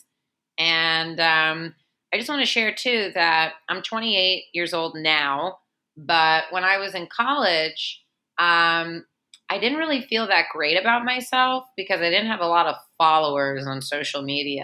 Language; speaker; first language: English; native; English